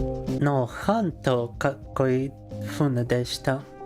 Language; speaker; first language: Japanese; non-native, learner; Russian